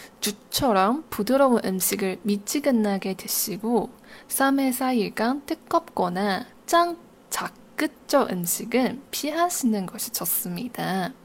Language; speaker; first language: Korean; non-native, fluent; Chinese